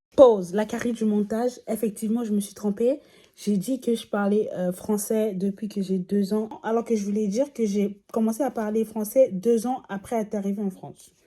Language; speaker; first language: French; native; French